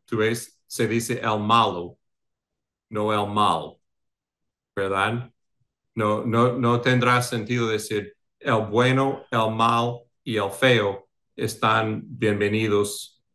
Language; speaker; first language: Spanish; non-native, fluent; English